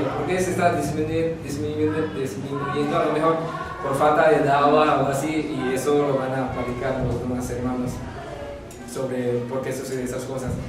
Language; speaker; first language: Spanish; non-native, fluent; Javanese